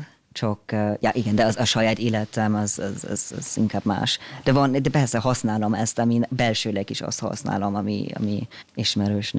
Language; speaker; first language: Hungarian; non-native, fluent; German